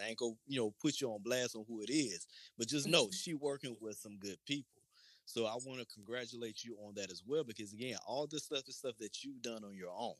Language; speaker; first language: English; native; English